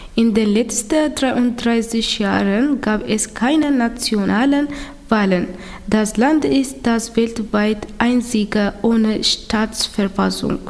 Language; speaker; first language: German; non-native, learner; Tigrinya